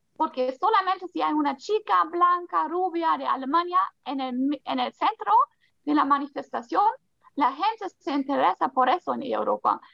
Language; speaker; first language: Spanish; non-native, fluent; German